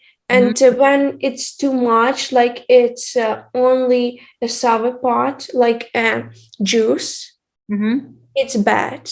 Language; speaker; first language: English; non-native, fluent; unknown